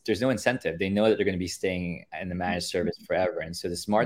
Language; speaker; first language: English; non-native, local second language; Filipino